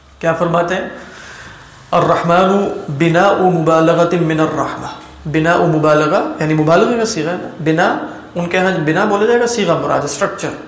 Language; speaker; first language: Urdu; native; Urdu